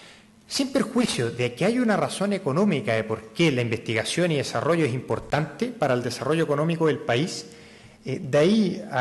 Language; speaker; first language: Spanish; native; Spanish